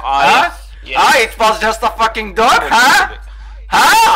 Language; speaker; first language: English; non-native, learner; Turkish